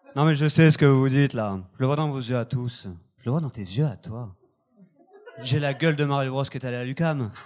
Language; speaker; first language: French; native; French